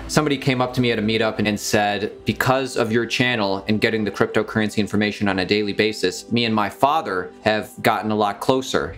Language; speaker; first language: English; native; English